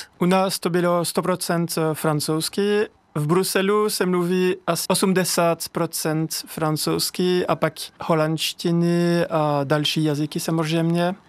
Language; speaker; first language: Czech; non-native, fluent; French